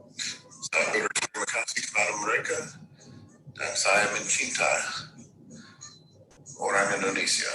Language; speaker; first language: Indonesian; non-native, fluent; English